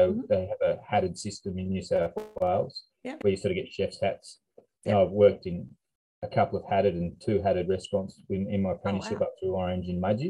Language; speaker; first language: English; native; English